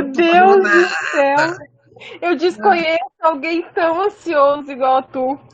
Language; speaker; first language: Portuguese; native; Portuguese